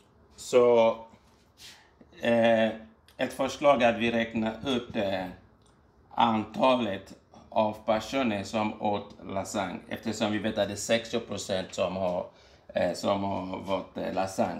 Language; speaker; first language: Swedish; non-native, fluent; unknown